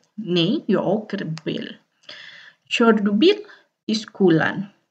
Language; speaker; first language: Swedish; non-native, learner; Indonesian